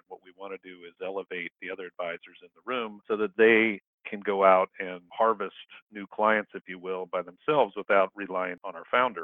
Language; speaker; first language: English; native; English